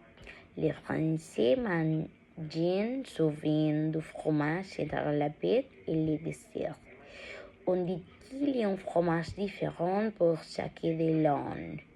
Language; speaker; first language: French; non-native, learner; Spanish